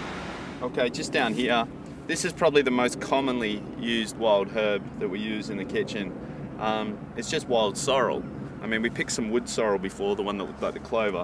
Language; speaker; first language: English; native; English